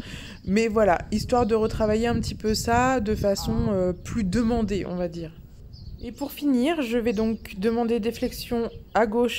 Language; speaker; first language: French; native; French